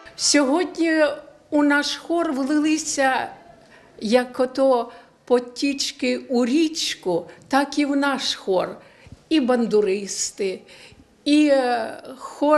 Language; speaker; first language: Ukrainian; native; Ukrainian